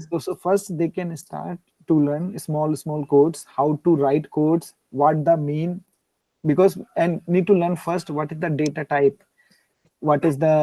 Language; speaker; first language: English; non-native, learner; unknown